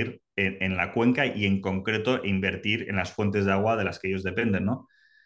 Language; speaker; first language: Spanish; native; Spanish